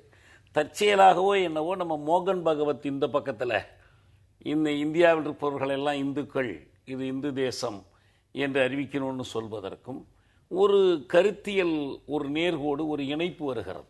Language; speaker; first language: Tamil; native; Tamil